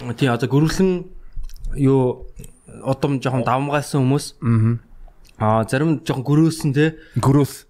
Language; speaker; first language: Mongolian; native; Mongolian